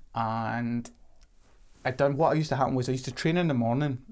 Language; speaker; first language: English; native; English